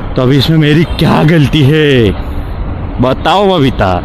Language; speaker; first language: Hindi; non-native, local second language; Marathi